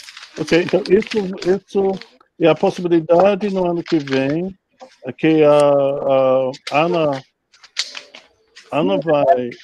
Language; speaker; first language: Portuguese; non-native, fluent; English